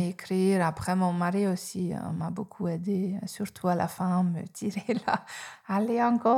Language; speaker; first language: French; non-native, fluent; Hungarian